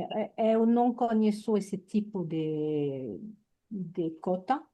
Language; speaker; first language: Portuguese; non-native, fluent; French